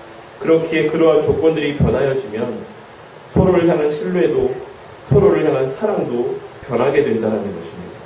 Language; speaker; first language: Korean; native; Korean